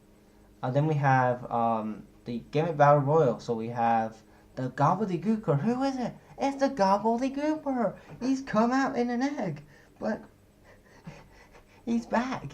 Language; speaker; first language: English; native; English